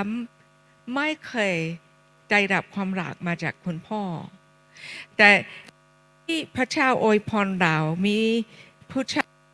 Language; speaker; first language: Thai; non-native, fluent; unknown